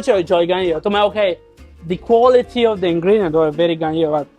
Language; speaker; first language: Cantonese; non-native, learner; Italian